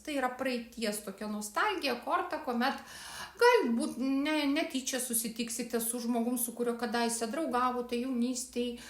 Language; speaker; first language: Lithuanian; native; Lithuanian